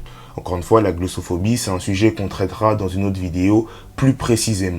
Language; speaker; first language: French; native; French